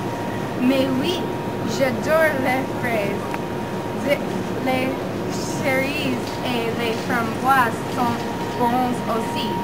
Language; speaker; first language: French; non-native, learner; English